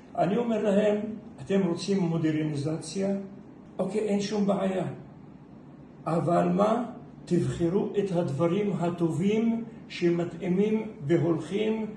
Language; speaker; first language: Hebrew; non-native, local second language; Arabic